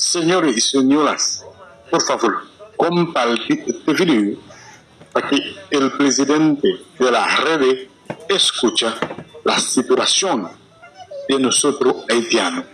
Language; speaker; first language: Spanish; non-native, learner; Haitian Creole